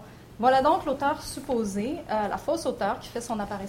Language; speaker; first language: French; native; French